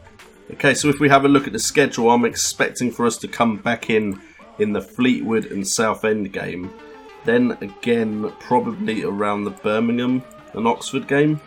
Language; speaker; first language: English; native; English